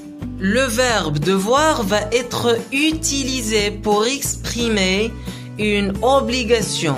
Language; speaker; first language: French; non-native, local second language; Arabic